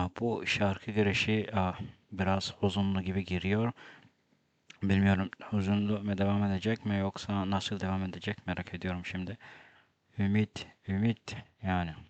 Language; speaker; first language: Turkish; non-native, fluent; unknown